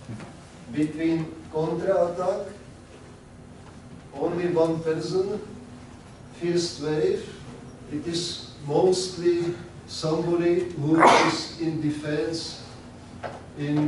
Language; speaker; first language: English; non-native, learner; Czech